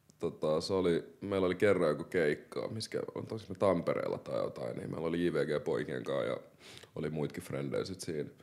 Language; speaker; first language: Finnish; early bilingual, other home language; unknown